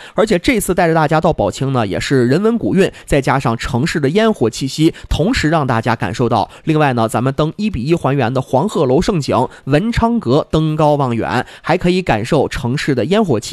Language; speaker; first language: Chinese; native; Chinese